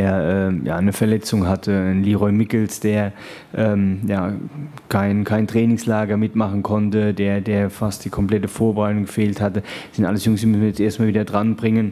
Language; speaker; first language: German; native; German